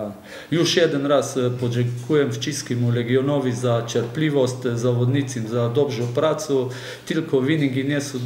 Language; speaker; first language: Polish; non-native, learner; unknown